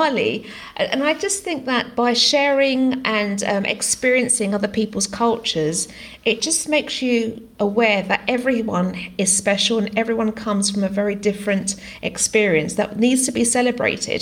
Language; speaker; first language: English; non-native, local second language; Greek